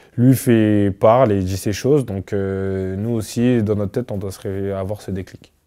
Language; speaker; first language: French; native; French